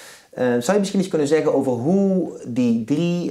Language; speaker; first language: Dutch; native; Dutch